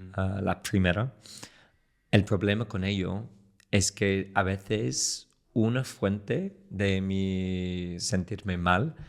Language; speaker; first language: Spanish; non-native, fluent; English